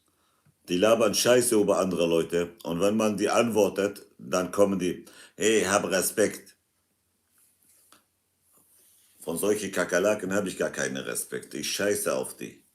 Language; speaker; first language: German; non-native, fluent; Kurdish